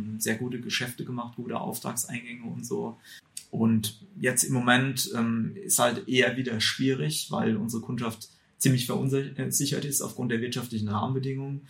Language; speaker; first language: German; native; German